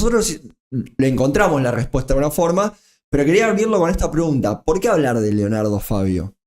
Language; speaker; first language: Spanish; native; Spanish